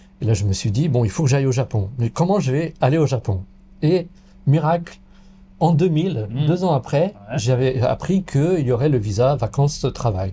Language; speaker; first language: French; native; French